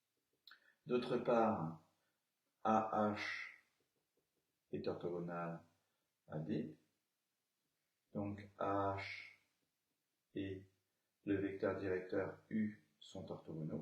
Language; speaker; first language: French; native; French